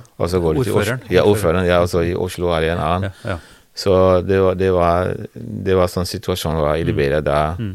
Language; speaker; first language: Norwegian; non-native, fluent; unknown